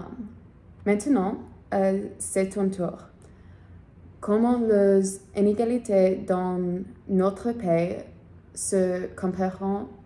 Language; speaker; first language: French; non-native, learner; English